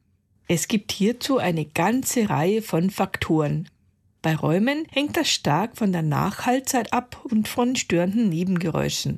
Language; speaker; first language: German; native; German